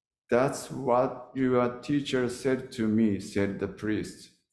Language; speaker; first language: English; non-native, learner; Japanese